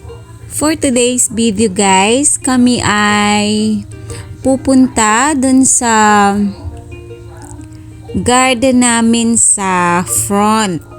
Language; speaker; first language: Filipino; native; Filipino